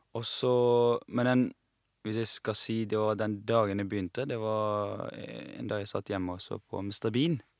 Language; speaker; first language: Norwegian; non-native, fluent; Persian